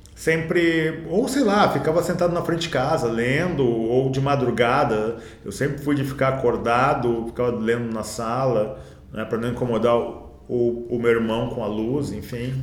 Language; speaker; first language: Portuguese; native; Portuguese